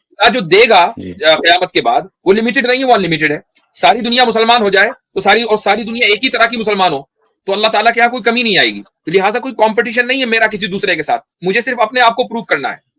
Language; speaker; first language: Urdu; native; Urdu